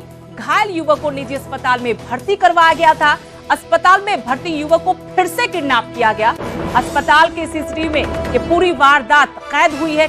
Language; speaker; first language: Hindi; native; Hindi